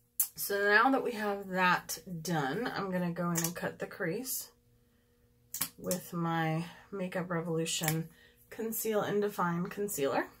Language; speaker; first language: English; native; English